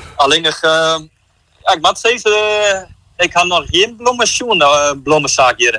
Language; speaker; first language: Dutch; non-native, local second language; Western Frisian